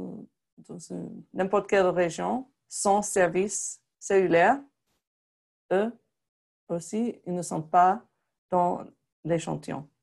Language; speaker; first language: French; non-native, fluent; English